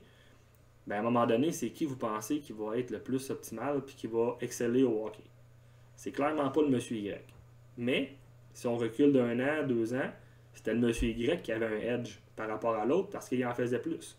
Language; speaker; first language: French; native; French